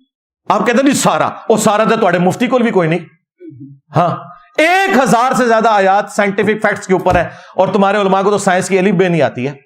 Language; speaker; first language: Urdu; non-native, local second language; Punjabi